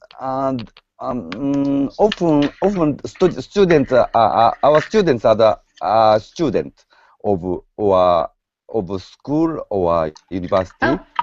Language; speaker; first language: English; non-native, learner; Japanese